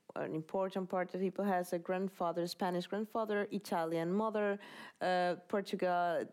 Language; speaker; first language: English; non-native, fluent; Spanish